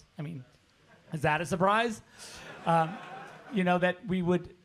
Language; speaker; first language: English; native; English